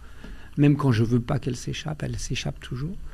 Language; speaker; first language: French; early bilingual, other home language; Albanian